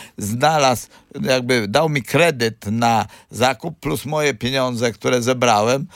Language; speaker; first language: Polish; native; Polish